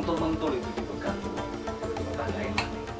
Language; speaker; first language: Indonesian; native; Indonesian